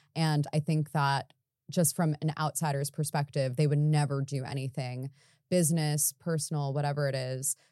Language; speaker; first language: English; native; English